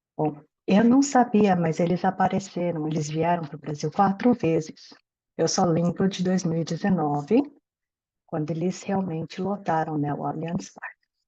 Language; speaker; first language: Portuguese; early bilingual, other home language; Korean